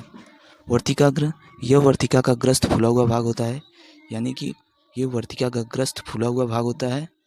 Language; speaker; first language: Hindi; native; Hindi